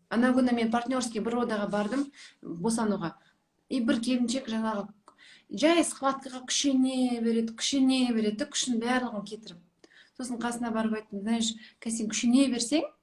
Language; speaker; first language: Kazakh; non-native, local second language; Russian